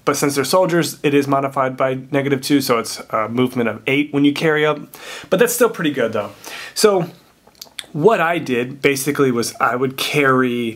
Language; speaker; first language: English; native; English